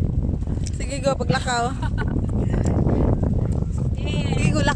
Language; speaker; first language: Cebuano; non-native, local second language; Filipino